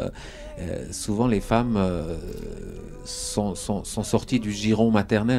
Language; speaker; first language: French; native; French